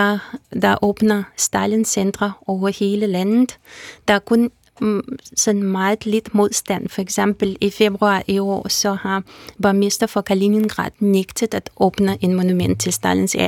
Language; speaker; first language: Danish; non-native, fluent; Russian